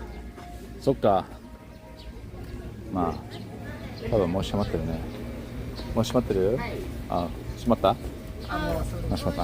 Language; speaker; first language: Japanese; non-native, fluent; English